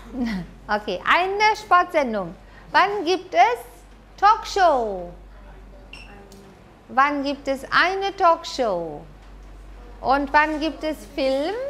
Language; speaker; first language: German; non-native, fluent; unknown